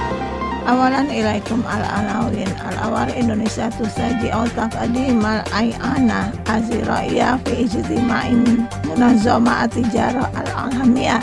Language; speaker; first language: Arabic; non-native, fluent; Indonesian